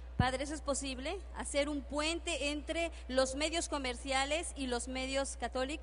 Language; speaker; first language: Spanish; native; Spanish